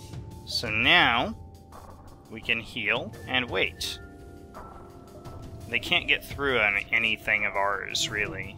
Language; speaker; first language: English; native; English